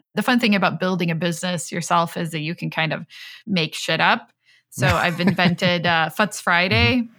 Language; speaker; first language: English; non-native, fluent; Swedish